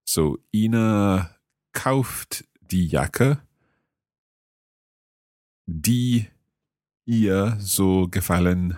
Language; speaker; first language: German; non-native, learner; English